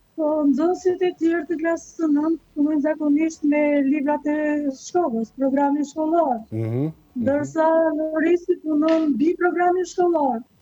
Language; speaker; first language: Albanian; native; Albanian